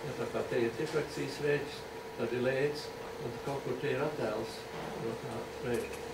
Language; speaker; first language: Latvian; early bilingual, other home language; English